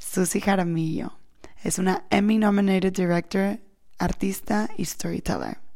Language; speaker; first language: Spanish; early bilingual, heritage; Spanish